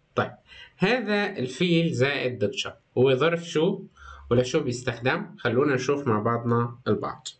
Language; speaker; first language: Arabic; native; Arabic